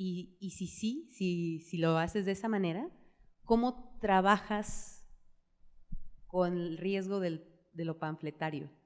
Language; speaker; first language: Spanish; native; Spanish